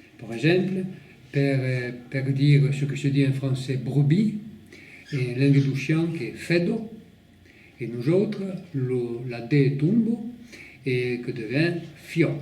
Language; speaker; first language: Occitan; native; Occitan